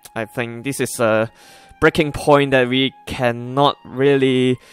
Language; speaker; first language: English; non-native, local second language; Cantonese